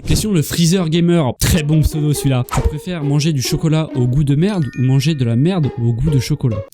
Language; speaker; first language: French; native; French